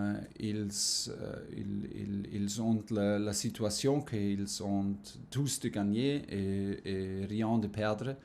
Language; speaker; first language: French; non-native, learner; German